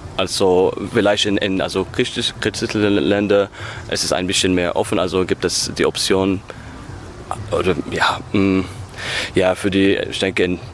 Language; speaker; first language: German; non-native, learner; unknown